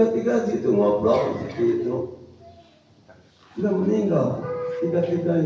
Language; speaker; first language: Indonesian; non-native, fluent; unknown